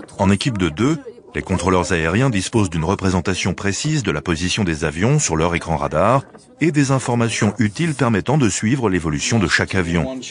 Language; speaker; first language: French; native; French